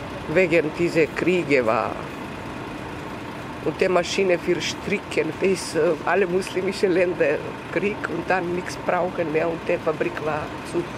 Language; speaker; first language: German; non-native, learner; Serbian